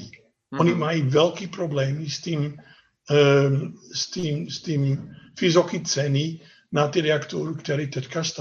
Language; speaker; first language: Czech; non-native, fluent; Dutch